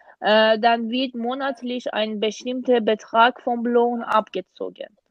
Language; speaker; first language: German; non-native, fluent; Persian